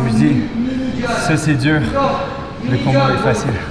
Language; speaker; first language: French; native; French